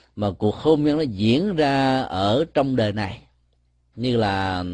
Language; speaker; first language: Vietnamese; native; Vietnamese